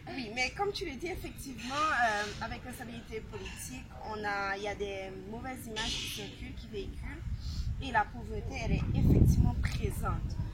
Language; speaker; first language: French; non-native, local second language; Haitian Creole